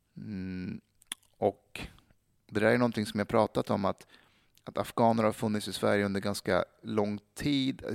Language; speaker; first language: Swedish; early bilingual, other home language; Persian